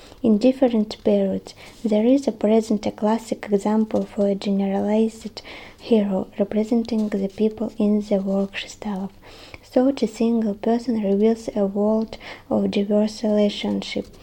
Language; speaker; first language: English; non-native, learner; Russian